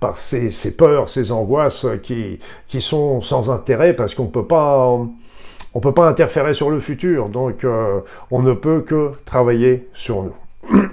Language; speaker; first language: French; native; French